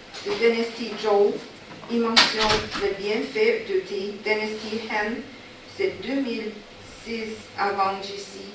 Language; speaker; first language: French; non-native, learner; Chinese